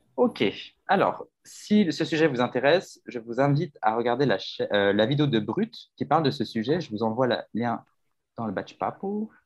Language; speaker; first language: French; native; French